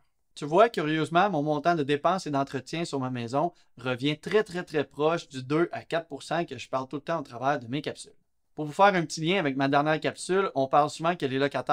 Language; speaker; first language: French; native; French